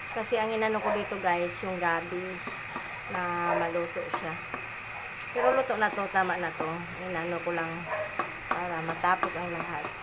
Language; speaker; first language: Filipino; non-native, local second language; Cebuano